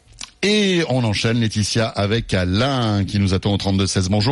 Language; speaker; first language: French; native; French